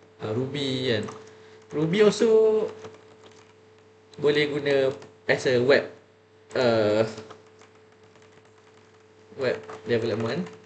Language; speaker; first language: English; non-native, local second language; Malay